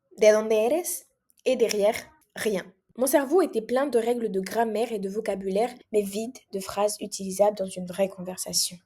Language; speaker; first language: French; non-native, local second language; Comorian